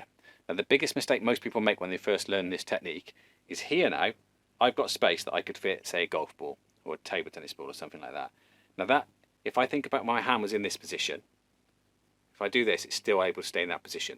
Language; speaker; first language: English; native; English